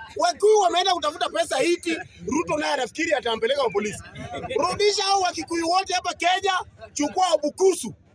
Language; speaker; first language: Swahili; non-native, local second language; Luo (Kenya and Tanzania)